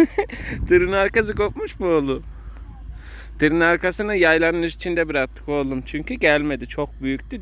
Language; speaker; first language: Turkish; native; Turkish